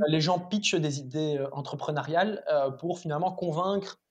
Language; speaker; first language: French; native; French